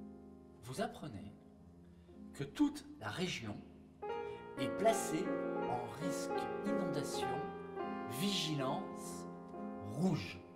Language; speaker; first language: French; native; French